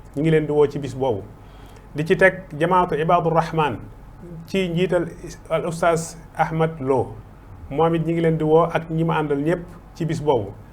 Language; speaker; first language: Wolof; native; Wolof